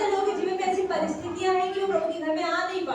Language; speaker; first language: Hindi; native; Hindi